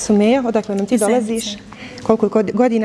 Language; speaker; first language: Bosnian; native; Bosnian